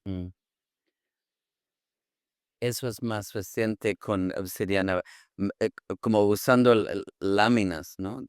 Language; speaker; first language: Spanish; non-native, fluent; English